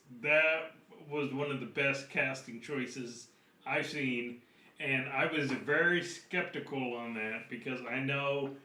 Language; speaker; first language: English; native; English